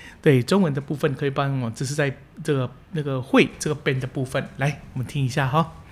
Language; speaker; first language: Chinese; early bilingual, heritage; Chinese